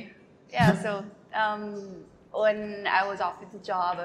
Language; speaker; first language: English; non-native, local second language; Filipino